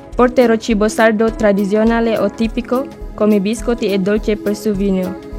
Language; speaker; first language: Italian; non-native, learner; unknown